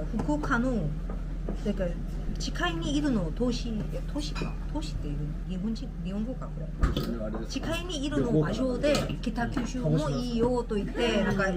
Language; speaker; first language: Japanese; non-native, learner; Korean